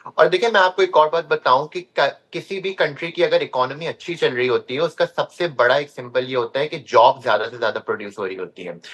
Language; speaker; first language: Hindi; native; Hindi